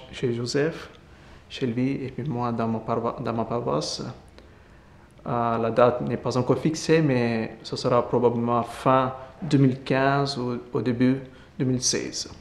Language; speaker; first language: French; non-native, fluent; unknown